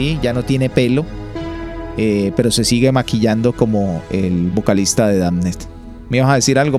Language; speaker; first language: Spanish; native; Spanish